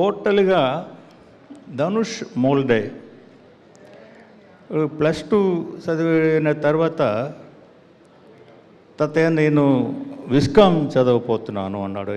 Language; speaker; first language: Telugu; non-native, learner; Tamil